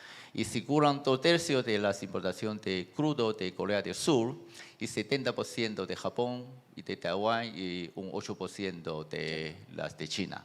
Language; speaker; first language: Spanish; non-native, fluent; Chinese